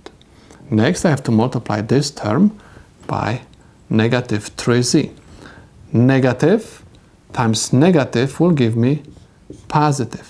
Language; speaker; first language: English; non-native, fluent; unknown